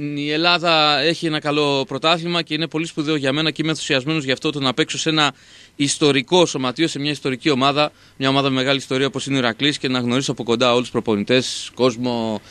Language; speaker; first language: Greek; native; Greek